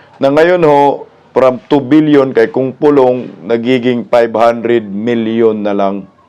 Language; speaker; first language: Filipino; native; Filipino